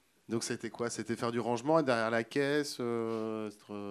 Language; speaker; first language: French; native; French